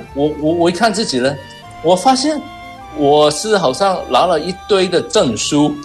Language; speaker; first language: Chinese; non-native, local second language; Cantonese